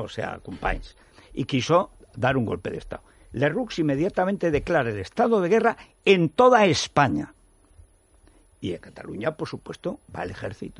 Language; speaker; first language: Spanish; native; Spanish